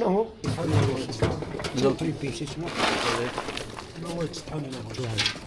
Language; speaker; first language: English; non-native, learner; Arabic